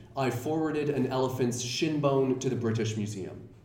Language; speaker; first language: English; native; English